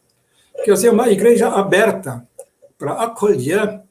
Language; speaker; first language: Portuguese; non-native, fluent; German